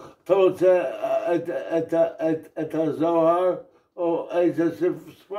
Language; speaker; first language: Hebrew; non-native, fluent; English